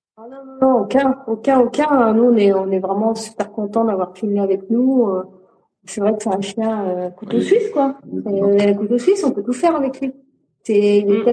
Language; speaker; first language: French; native; French